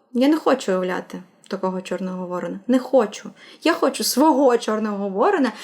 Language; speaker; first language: Ukrainian; non-native, local second language; Russian